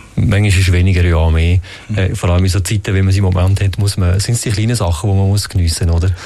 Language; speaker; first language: German; native; German